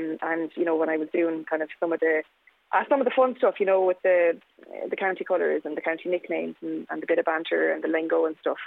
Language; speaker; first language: English; native; English